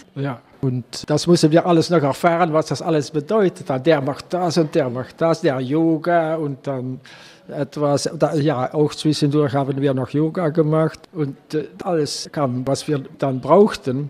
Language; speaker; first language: German; non-native, learner; Dutch